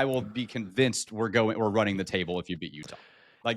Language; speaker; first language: English; native; English